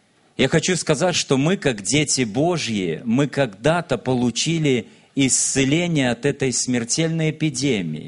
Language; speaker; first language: Russian; native; Russian